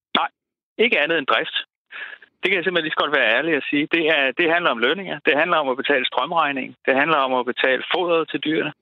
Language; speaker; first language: Danish; native; Danish